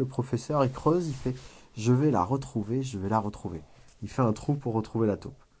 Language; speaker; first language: French; native; French